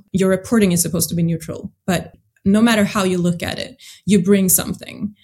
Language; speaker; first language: English; early bilingual, other home language; Swedish